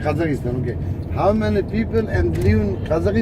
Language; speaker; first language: English; non-native, learner; Kurdish